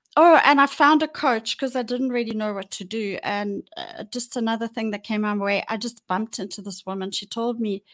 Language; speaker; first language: English; native; English